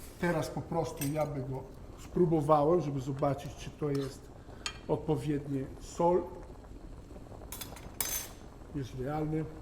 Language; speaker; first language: Polish; non-native, learner; Italian